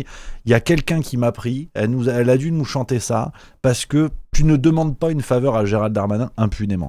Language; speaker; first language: French; native; French